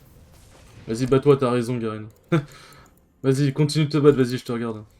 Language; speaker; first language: French; native; French